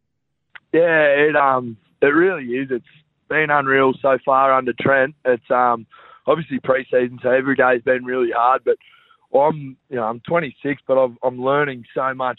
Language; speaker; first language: English; native; English